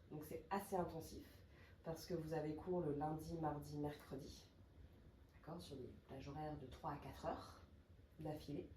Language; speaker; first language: French; native; French